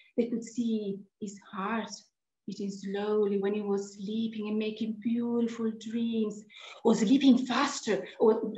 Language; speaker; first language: English; non-native, fluent; Italian